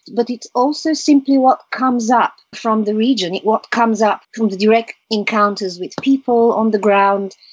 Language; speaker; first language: English; early bilingual, other home language; Bulgarian